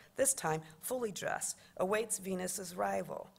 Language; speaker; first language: English; native; English